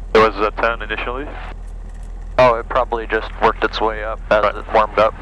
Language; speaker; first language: English; non-native, fluent; French